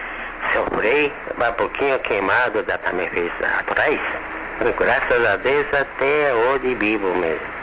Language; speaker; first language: Portuguese; non-native, learner; Japanese